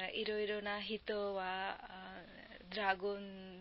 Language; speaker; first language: Japanese; non-native, learner; Bangla